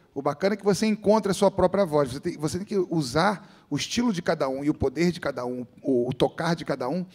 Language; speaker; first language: Portuguese; native; Portuguese